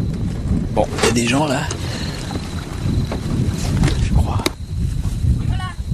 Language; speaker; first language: French; native; French